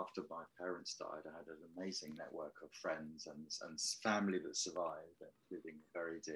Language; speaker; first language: English; native; English